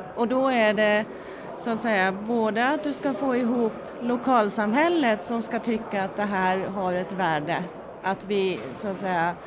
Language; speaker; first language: Swedish; native; Swedish